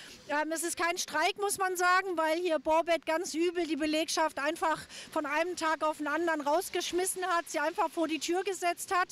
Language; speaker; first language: German; native; German